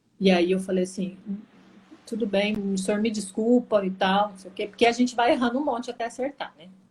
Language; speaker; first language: Portuguese; native; Portuguese